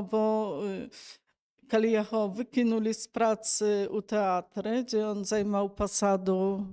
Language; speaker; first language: Polish; non-native, local second language; Belarusian